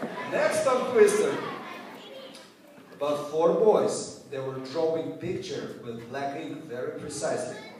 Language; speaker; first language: English; non-native, fluent; Russian